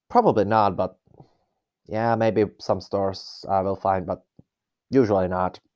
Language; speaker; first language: English; non-native, fluent; Czech